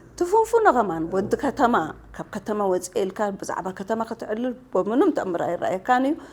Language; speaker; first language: Tigrinya; non-native, local second language; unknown